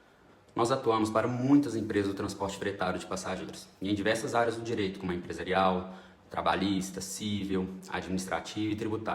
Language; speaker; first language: Portuguese; native; Portuguese